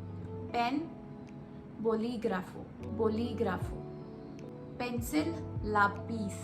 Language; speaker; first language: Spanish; non-native, fluent; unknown